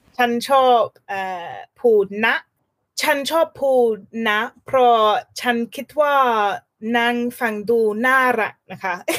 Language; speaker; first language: Thai; non-native, learner; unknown